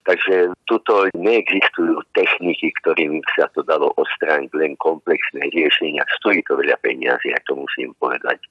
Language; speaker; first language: Slovak; non-native, local second language; Hungarian